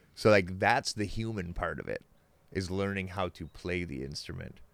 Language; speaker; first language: English; native; English